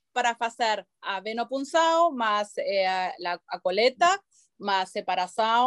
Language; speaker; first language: Portuguese; non-native, learner; Spanish